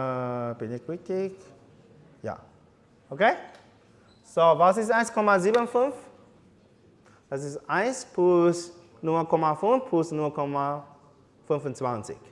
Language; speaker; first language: German; non-native, fluent; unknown